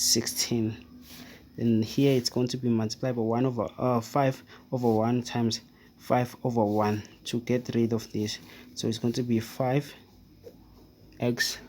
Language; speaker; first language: English; non-native, fluent; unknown